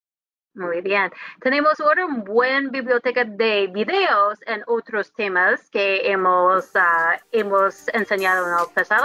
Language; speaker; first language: Spanish; non-native, fluent; English